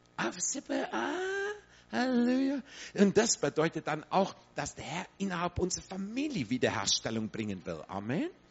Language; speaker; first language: German; non-native, fluent; English